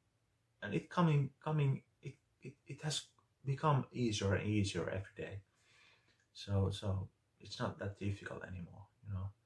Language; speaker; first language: English; non-native, fluent; Finnish